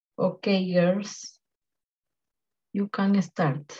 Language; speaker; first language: English; non-native, learner; Spanish